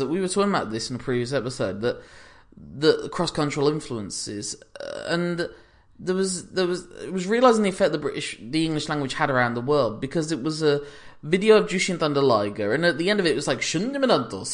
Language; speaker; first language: English; native; English